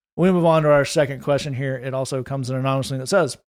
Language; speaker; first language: English; native; English